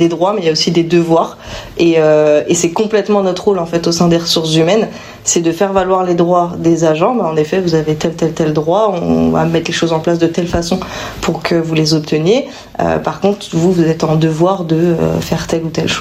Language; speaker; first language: French; native; French